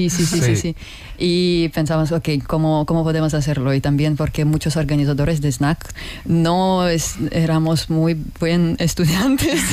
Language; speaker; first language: Spanish; non-native, learner; Russian